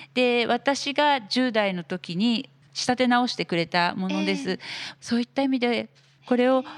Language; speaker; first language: Japanese; native; Japanese